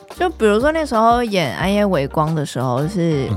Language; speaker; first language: Chinese; non-native, fluent; Vietnamese